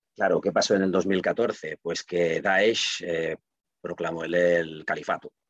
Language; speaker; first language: Spanish; non-native, local second language; Catalan